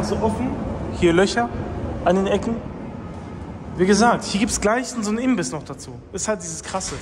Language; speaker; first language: German; native; German